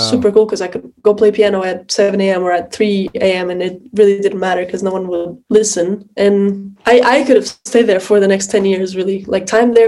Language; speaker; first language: English; non-native, fluent; Portuguese